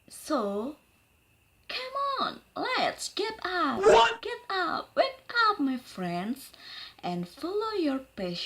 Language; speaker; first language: English; non-native, learner; Indonesian